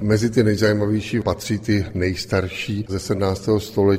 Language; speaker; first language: Czech; native; Czech